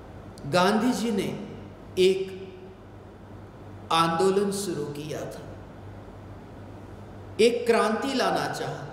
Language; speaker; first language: Hindi; non-native, local second language; Gujarati